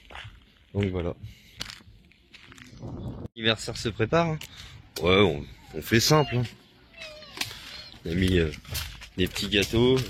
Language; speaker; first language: French; native; French